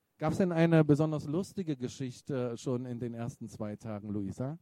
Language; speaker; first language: German; native; German